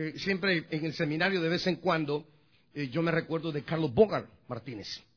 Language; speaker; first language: Spanish; native; Spanish